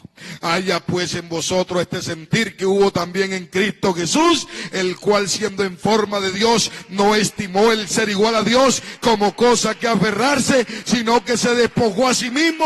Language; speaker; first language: Spanish; native; Spanish